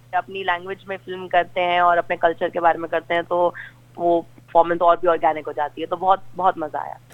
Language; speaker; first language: Hindi; native; Hindi